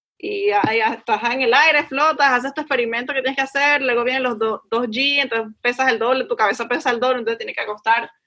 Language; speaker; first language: Spanish; native; Spanish